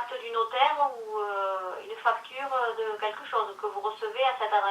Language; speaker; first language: French; native; French